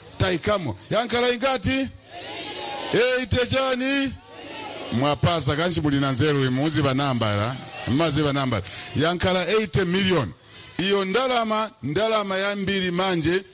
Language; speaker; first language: Nyanja; non-native, local second language; Bemba